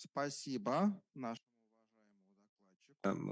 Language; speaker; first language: Russian; native; Russian